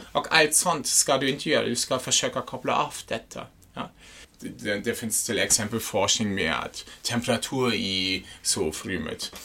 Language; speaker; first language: Swedish; non-native, fluent; German